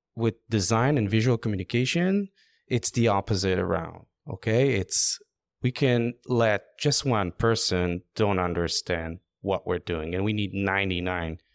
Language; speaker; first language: English; non-native, fluent; Hebrew